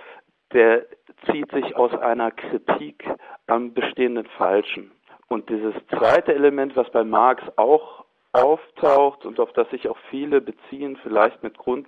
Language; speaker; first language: German; native; German